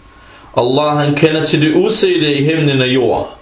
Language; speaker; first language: Danish; early bilingual, other home language; Arabic